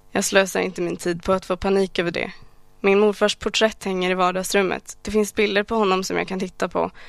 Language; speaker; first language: Swedish; early bilingual, other home language; Arabic